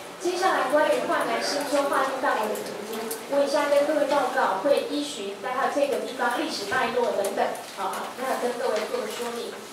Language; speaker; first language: Chinese; native; Chinese